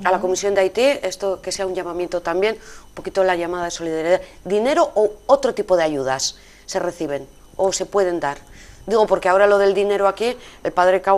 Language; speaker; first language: Spanish; native; Spanish